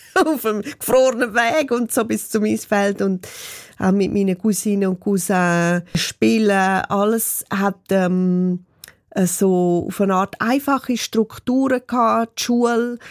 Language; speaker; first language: German; non-native, local second language; Romansh